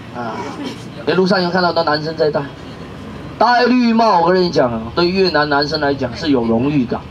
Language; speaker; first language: Chinese; non-native, fluent; Vietnamese